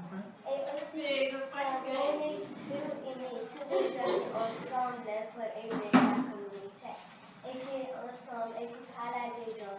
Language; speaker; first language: French; early bilingual, other home language; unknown